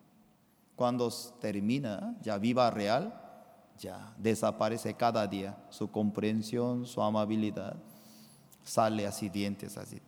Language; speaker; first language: Spanish; non-native, fluent; Korean